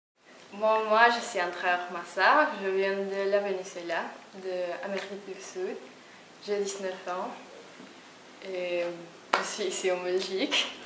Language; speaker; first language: French; non-native, fluent; Spanish